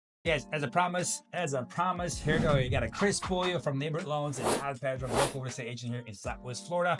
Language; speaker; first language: English; non-native, fluent; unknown